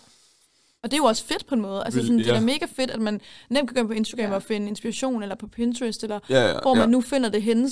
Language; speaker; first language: Danish; native; Danish